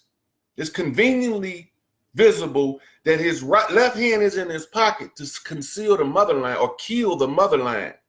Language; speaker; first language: English; native; English